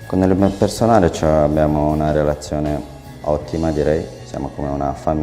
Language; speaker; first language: Italian; non-native, fluent; Romanian